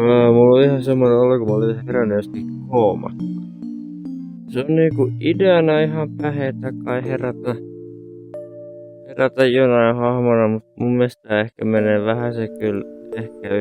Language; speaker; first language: Finnish; native; Finnish